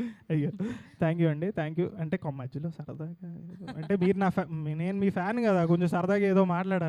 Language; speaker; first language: Telugu; native; Telugu